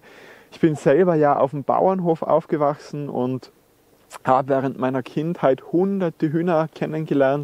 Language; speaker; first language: German; native; German